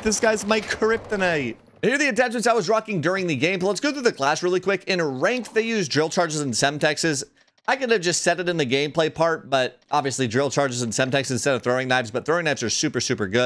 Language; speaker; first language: English; native; English